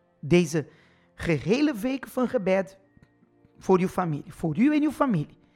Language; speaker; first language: Dutch; non-native, fluent; Portuguese